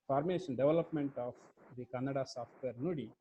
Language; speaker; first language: English; non-native, local second language; Kannada